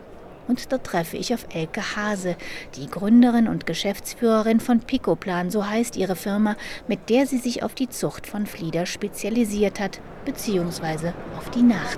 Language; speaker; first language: German; native; German